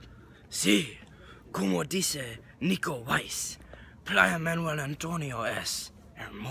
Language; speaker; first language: Spanish; non-native, learner; English